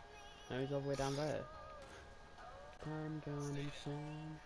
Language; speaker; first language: English; native; English